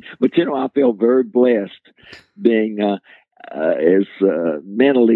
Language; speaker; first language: English; native; English